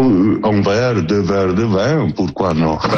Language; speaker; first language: French; non-native, learner; Italian